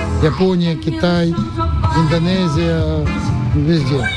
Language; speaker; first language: German; non-native, learner; Russian